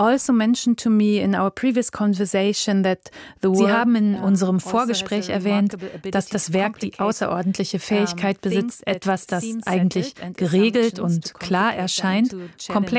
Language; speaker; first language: German; native; German